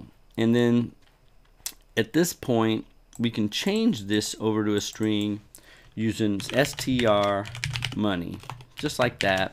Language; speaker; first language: English; native; English